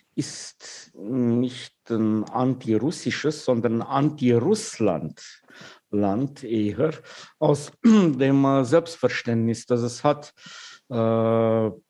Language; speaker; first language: German; non-native, fluent; Russian